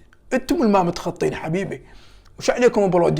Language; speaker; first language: Arabic; native; Arabic